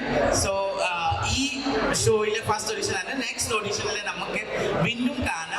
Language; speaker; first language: Malayalam; non-native, learner; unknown